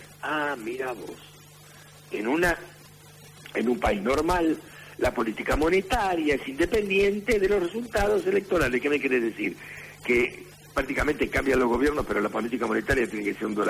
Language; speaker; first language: Spanish; native; Spanish